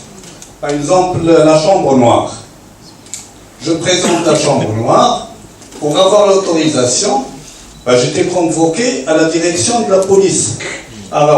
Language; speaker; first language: French; non-native, local second language; Arabic